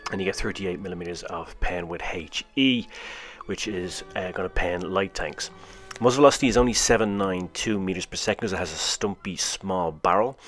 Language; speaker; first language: English; native; English